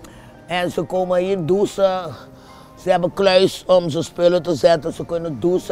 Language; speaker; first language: Dutch; non-native, fluent; Papiamento